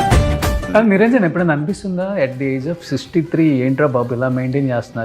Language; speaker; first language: Telugu; native; Telugu